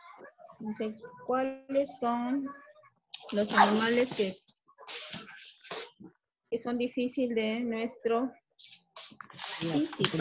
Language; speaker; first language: Italian; non-native, learner; Spanish